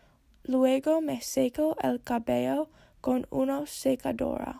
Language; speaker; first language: Spanish; non-native, learner; English